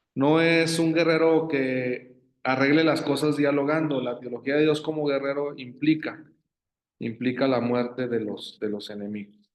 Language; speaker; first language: Spanish; native; Spanish